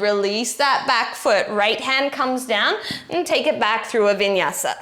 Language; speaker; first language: English; native; English